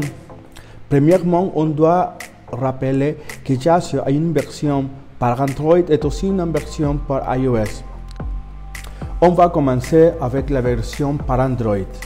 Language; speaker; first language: French; non-native, learner; Spanish